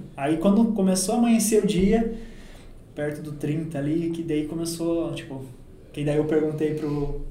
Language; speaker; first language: Portuguese; native; Portuguese